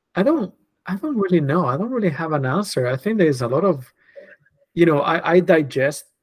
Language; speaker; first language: English; non-native, fluent; Spanish